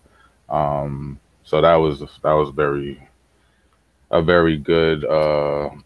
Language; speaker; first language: English; native; English